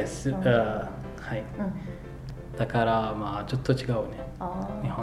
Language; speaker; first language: Japanese; non-native, fluent; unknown